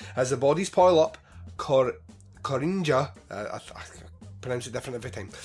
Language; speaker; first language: English; native; English